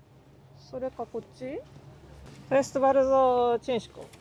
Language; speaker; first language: Polish; non-native, learner; Japanese